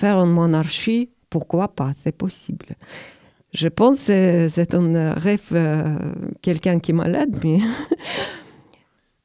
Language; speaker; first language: French; non-native, learner; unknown